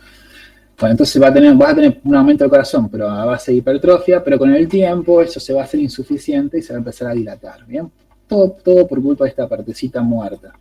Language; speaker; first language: Spanish; native; Spanish